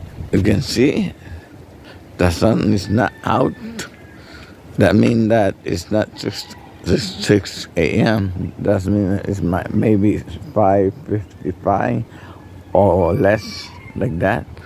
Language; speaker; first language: English; non-native, local second language; Spanish